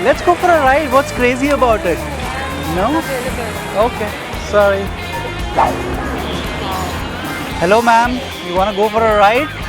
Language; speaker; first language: English; non-native, local second language; Hindi